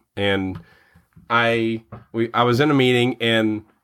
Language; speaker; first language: English; native; English